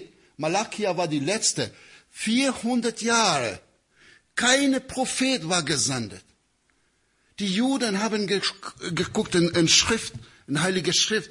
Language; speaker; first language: German; non-native, learner; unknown